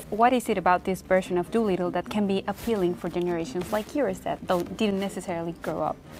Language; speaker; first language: English; non-native, fluent; Spanish